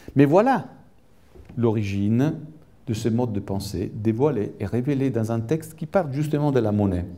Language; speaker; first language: French; non-native, fluent; Italian